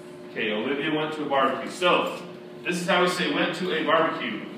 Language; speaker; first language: English; native; English